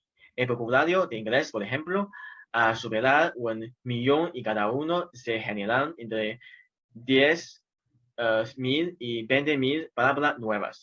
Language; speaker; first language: Spanish; non-native, fluent; Chinese